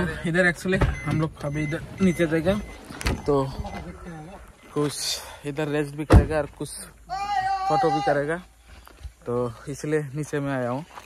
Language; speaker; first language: Hindi; non-native, local second language; Bangla